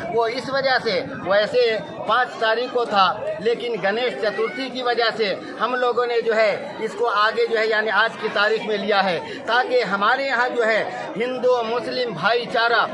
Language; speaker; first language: Urdu; native; Urdu